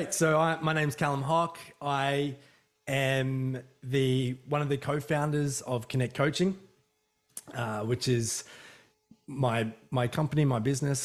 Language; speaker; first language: English; native; English